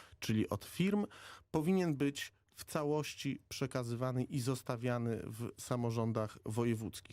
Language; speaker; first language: Polish; native; Polish